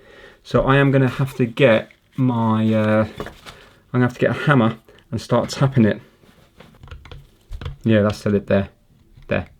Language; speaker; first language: English; native; English